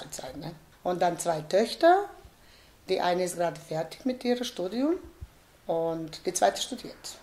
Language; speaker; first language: German; non-native, fluent; Bosnian